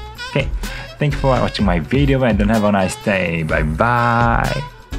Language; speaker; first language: English; non-native, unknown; Korean